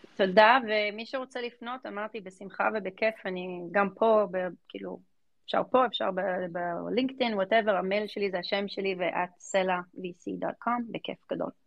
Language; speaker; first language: Hebrew; early bilingual, other home language; English